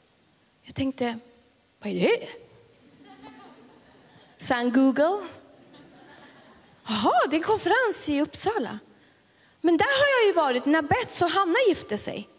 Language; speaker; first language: Swedish; early bilingual, other home language; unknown